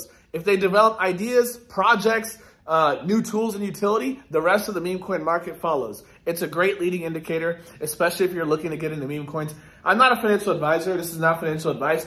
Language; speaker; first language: English; native; English